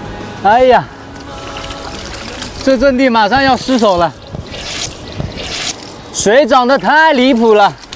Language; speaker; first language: Chinese; native; Chinese